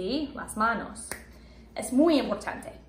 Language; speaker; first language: Spanish; non-native, fluent; English